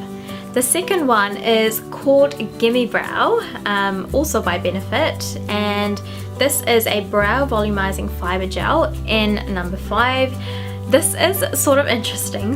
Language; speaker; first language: English; non-native, local second language; Sinhala